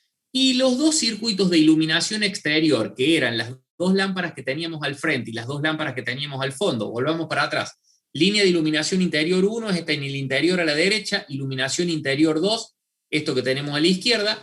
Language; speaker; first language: Spanish; native; Spanish